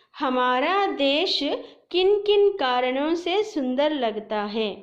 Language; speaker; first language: Hindi; non-native, local second language; Telugu